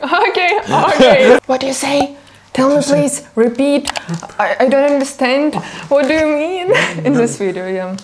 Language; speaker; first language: English; non-native, learner; Ukrainian